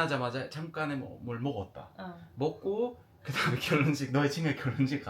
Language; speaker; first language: Korean; non-native, fluent; English